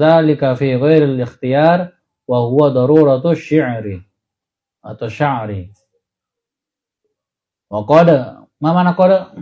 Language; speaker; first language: Arabic; non-native, fluent; Indonesian